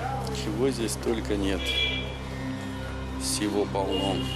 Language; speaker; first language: Russian; native; Russian